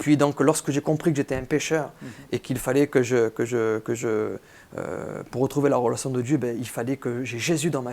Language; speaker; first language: French; native; French